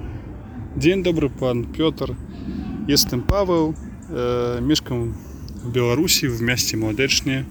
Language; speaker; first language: Polish; non-native, learner; Russian